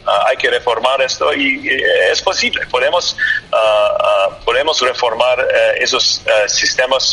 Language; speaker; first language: Spanish; non-native, learner; English